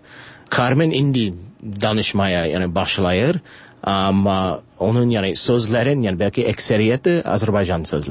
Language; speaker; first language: Turkish; non-native, fluent; English